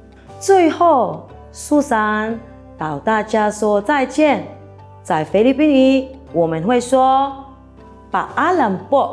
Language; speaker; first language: Chinese; non-native, fluent; Filipino